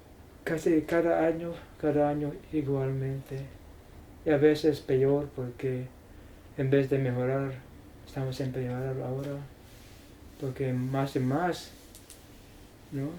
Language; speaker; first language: Spanish; non-native, learner; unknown